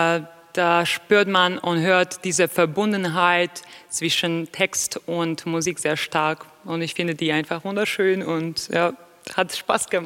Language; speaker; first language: German; non-native, fluent; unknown